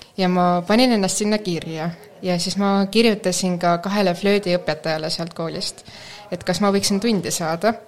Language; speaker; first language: Estonian; native; Estonian